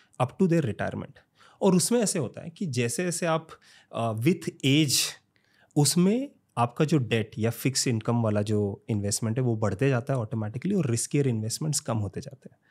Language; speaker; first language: Hindi; native; Hindi